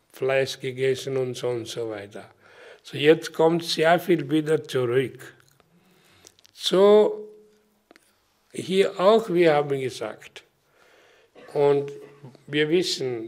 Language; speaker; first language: German; non-native, learner; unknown